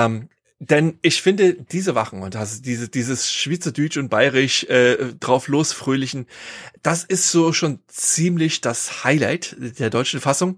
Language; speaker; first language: German; native; German